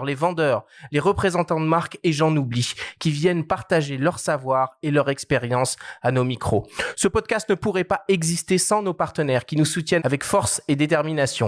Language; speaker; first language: French; native; French